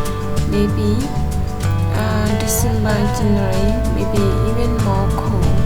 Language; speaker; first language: English; non-native, learner; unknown